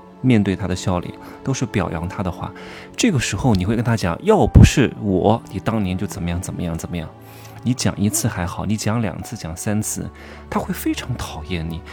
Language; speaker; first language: Chinese; native; Chinese